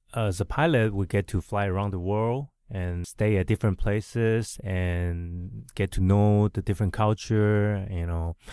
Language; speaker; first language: English; early bilingual, other home language; Chinese